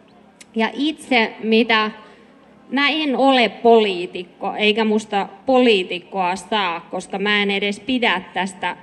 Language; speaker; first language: Finnish; native; Finnish